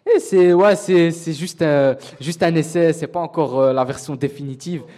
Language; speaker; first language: French; native; French